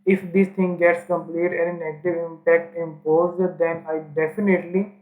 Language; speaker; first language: English; non-native, local second language; Punjabi